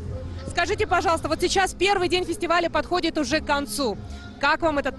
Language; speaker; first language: Russian; native; Russian